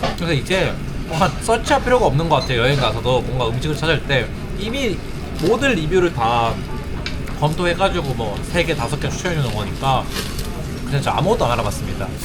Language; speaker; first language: Korean; native; Korean